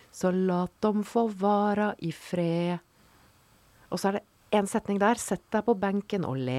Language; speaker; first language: Norwegian; native; Norwegian